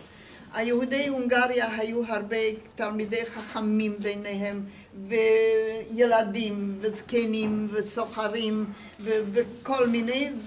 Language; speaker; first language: Hebrew; non-native, fluent; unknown